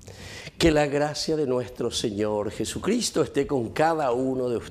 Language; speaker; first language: Spanish; native; Spanish